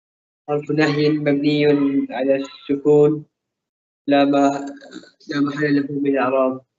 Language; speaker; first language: Arabic; non-native, learner; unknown